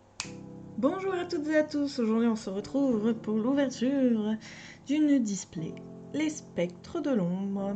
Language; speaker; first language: French; native; French